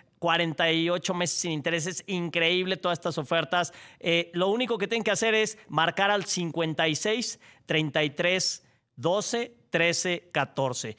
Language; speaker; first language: Spanish; native; Spanish